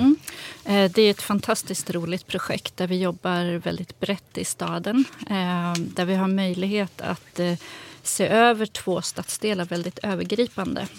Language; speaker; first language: Swedish; native; Swedish